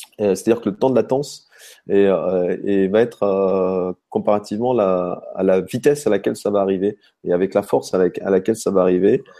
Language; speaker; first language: French; native; French